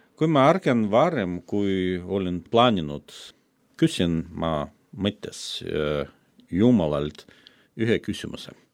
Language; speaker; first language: Estonian; non-native, fluent; Russian